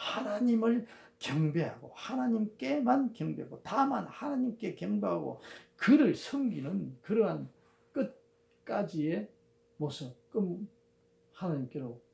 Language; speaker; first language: Korean; native; Korean